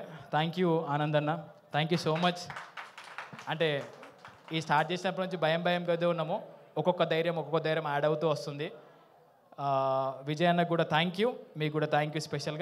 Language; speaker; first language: Telugu; native; Telugu